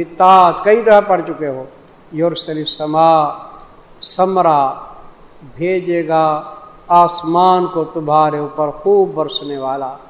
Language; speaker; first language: Urdu; non-native, local second language; Saraiki